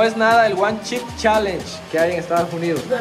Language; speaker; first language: Spanish; native; Spanish